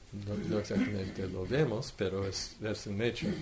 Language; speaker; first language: Spanish; non-native, fluent; English